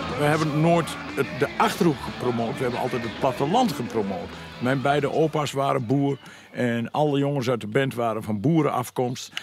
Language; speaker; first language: Dutch; native; Dutch